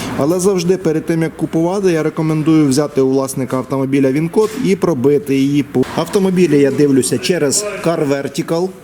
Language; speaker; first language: Ukrainian; non-native, local second language; Russian